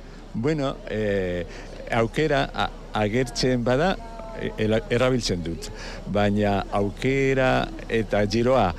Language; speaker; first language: Basque; non-native, local second language; Spanish